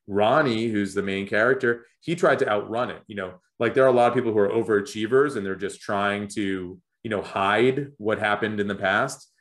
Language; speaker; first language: English; native; English